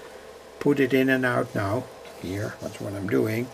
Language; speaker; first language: English; non-native, fluent; Dutch